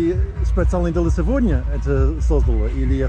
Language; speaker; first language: Russian; non-native, learner; English